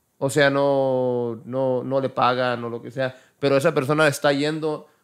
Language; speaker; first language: Spanish; early bilingual, heritage; Spanish